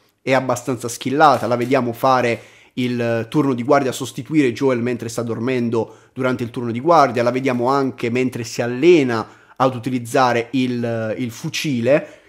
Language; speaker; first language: Italian; native; Italian